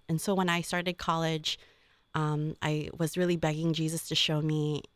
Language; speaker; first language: English; native; English